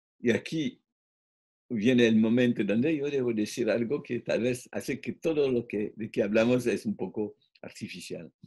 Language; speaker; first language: Spanish; non-native, fluent; French